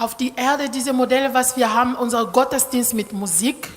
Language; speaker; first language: German; non-native, learner; Lingala